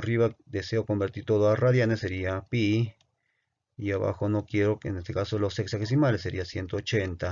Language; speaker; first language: Spanish; native; Spanish